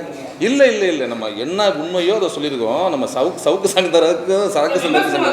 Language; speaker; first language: Tamil; native; Tamil